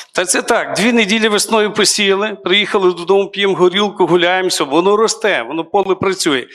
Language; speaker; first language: Ukrainian; native; Ukrainian